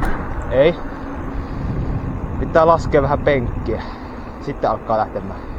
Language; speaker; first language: Finnish; native; Finnish